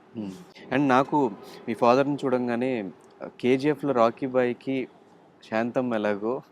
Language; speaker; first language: Telugu; native; Telugu